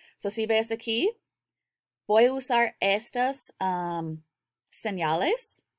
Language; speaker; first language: Spanish; non-native, learner; English